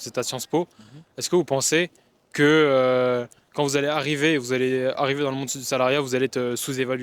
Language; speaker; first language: French; native; French